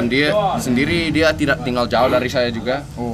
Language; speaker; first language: Indonesian; non-native, fluent; English